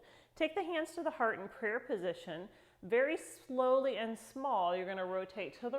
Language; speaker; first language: English; native; English